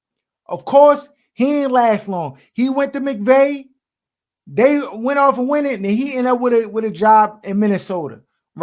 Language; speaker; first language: English; native; English